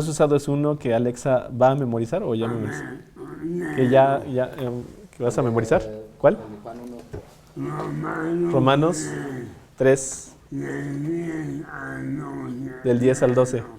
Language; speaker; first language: Spanish; native; Spanish